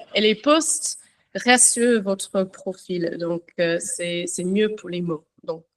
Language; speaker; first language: French; non-native, learner; English